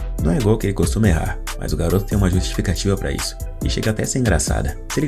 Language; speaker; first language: Portuguese; native; Portuguese